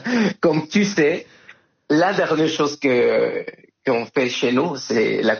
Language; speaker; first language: French; non-native, fluent; Spanish